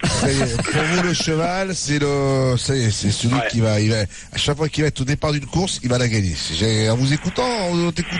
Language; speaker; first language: French; native; French